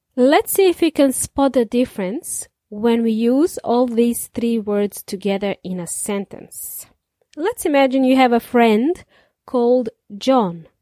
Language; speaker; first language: English; non-native, fluent; Serbian